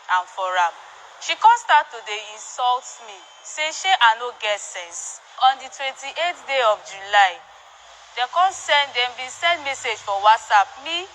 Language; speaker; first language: Nigerian Pidgin; native; Nigerian Pidgin